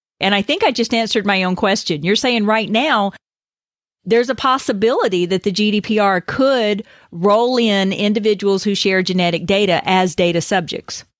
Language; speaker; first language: English; native; English